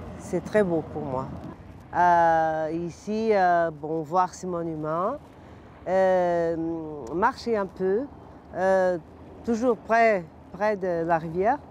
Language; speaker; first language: French; non-native, fluent; Portuguese